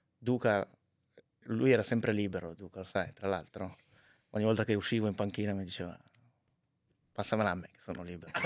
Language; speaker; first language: Italian; native; Italian